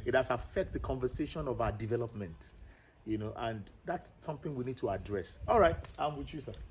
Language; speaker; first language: English; non-native, local second language; Yoruba